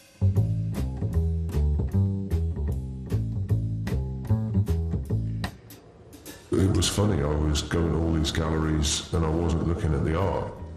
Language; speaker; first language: English; native; English